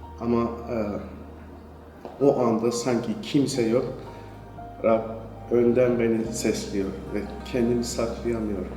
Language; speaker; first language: Turkish; non-native, fluent; Persian